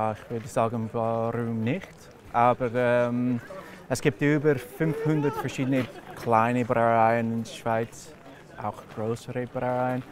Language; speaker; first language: German; non-native, learner; English